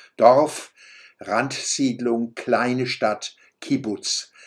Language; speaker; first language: German; native; German